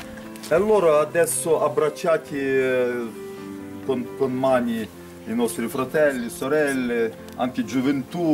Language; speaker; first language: Italian; non-native, learner; Ukrainian